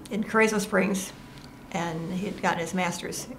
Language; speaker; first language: English; native; English